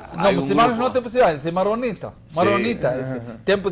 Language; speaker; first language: Spanish; non-native, learner; Hebrew